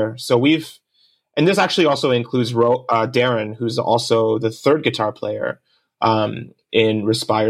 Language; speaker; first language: English; early bilingual, other home language; Japanese